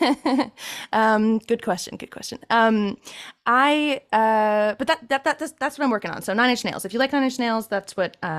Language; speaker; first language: English; native; English